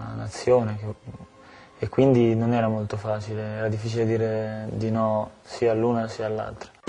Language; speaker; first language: Italian; early bilingual, other home language; Albanian